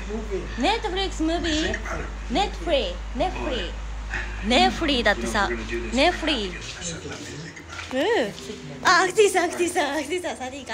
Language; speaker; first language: Japanese; native; Japanese